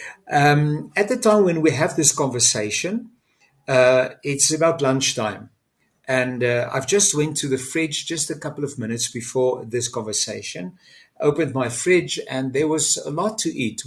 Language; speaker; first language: English; non-native, local second language; Afrikaans